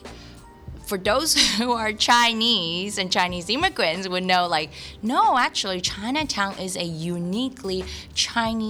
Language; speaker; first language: English; early bilingual, other home language; Cantonese